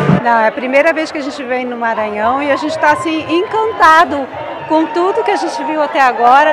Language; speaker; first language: Portuguese; native; Portuguese